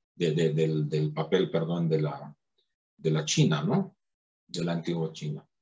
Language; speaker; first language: Spanish; non-native, fluent; Arabic